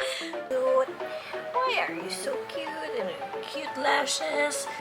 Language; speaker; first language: English; non-native, local second language; Cebuano